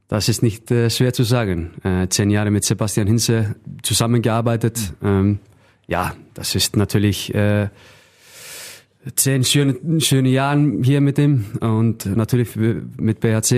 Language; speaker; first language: German; non-native, fluent; Icelandic